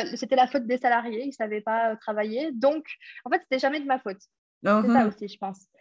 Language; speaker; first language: French; early bilingual, other home language; English